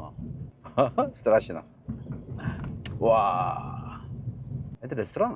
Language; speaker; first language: Russian; non-native, learner; Korean